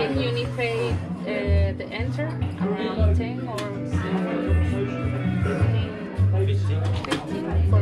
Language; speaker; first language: English; non-native, learner; Spanish